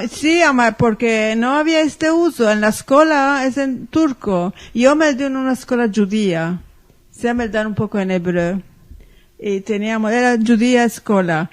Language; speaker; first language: Spanish; early bilingual, heritage; Ladino